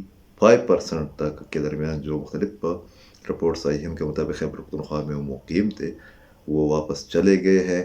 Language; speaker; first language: Urdu; native; Urdu